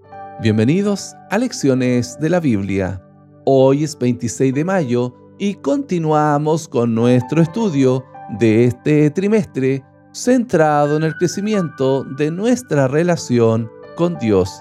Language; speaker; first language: Spanish; native; Spanish